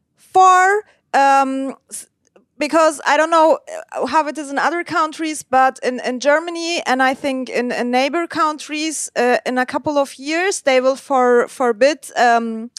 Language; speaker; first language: English; non-native, fluent; Turkish